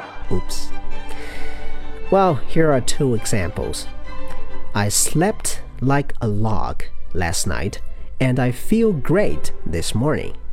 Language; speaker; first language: English; non-native, fluent; Chinese